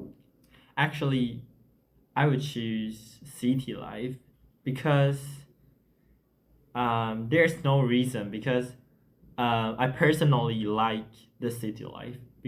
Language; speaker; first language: English; non-native, learner; Chinese